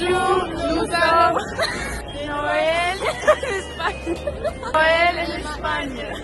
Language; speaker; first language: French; non-native, learner; Russian